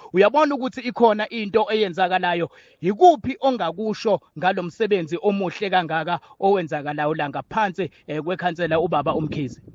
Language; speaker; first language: Zulu; native; Zulu